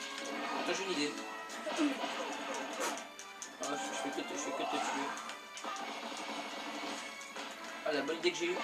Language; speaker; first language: French; native; French